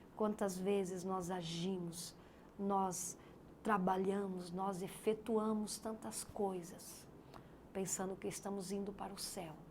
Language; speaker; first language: Portuguese; native; Portuguese